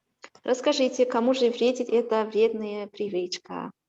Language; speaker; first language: Russian; non-native, local second language; Kazakh